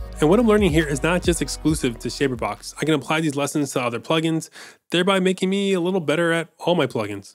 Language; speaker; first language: English; native; English